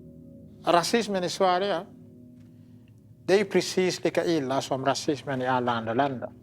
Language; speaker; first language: Swedish; non-native, fluent; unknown